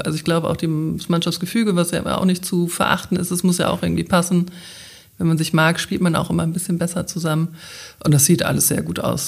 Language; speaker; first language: German; native; German